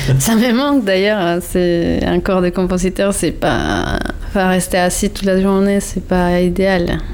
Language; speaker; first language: French; non-native, fluent; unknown